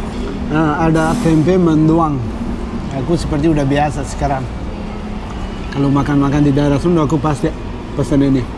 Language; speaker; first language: Indonesian; non-native, fluent; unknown